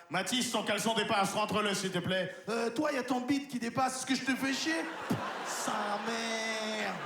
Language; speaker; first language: French; native; French